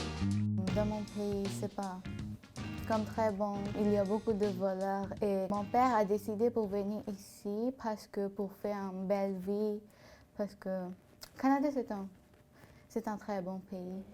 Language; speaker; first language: French; non-native, learner; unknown